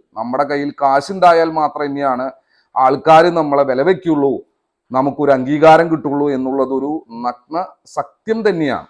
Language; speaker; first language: Malayalam; native; Malayalam